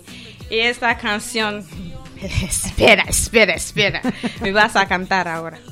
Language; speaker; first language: Spanish; non-native, learner; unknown